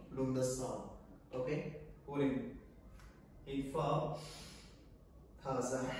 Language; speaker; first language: Vietnamese; non-native, learner; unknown